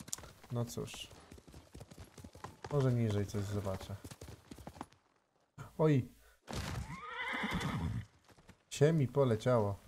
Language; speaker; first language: Polish; native; Polish